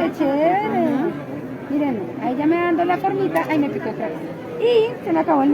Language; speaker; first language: Spanish; native; Spanish